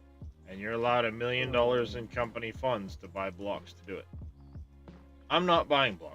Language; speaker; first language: English; native; English